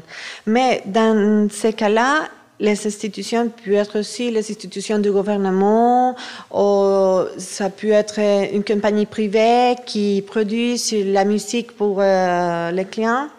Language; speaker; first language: French; non-native, fluent; Spanish